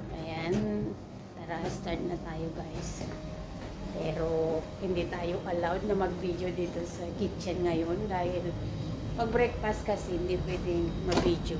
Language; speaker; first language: Filipino; native; Filipino